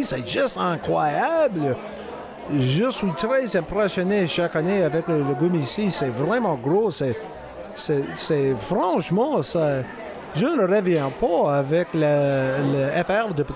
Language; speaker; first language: French; non-native, local second language; English